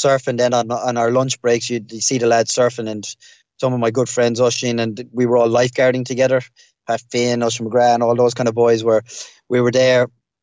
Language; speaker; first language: English; native; English